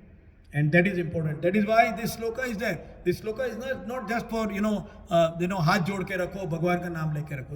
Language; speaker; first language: English; non-native, local second language; Hindi